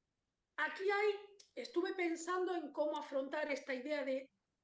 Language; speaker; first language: Spanish; native; Spanish